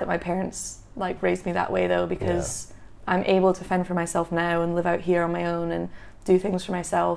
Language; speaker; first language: English; native; English